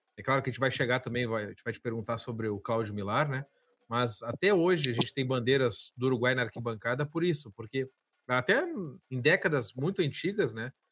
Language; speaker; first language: Portuguese; native; Portuguese